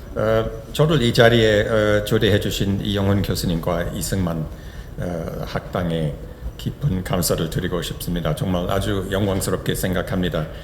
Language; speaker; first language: Korean; non-native, fluent; English